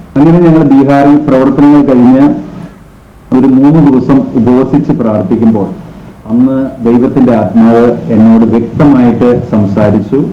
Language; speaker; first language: Malayalam; native; Malayalam